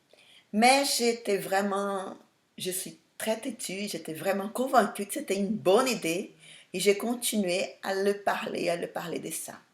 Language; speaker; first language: French; non-native, fluent; Portuguese